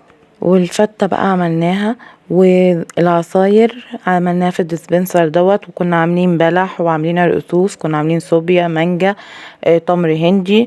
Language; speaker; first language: Arabic; native; Arabic